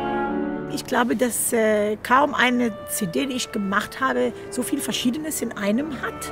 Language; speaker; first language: German; non-native, fluent; Hebrew